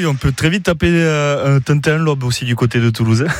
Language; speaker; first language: French; native; French